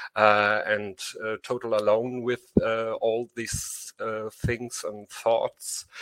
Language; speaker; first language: English; non-native, learner; German